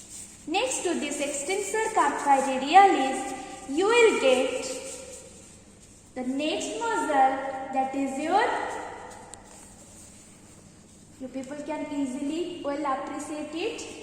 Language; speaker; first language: English; non-native, local second language; Hindi